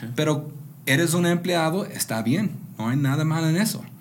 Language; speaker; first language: Spanish; non-native, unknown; English